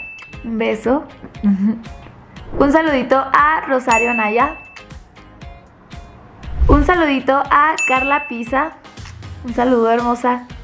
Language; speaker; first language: Spanish; native; Spanish